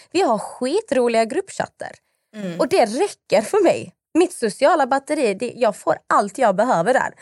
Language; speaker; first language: Swedish; native; Swedish